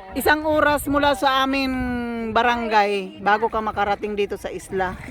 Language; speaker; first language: Filipino; non-native, local second language; Waray